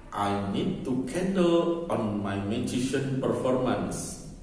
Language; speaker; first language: English; non-native, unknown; Indonesian